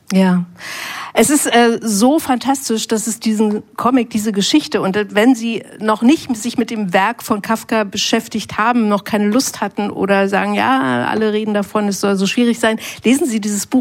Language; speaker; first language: German; native; German